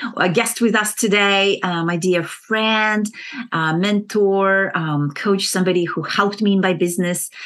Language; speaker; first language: English; non-native, fluent; Kazakh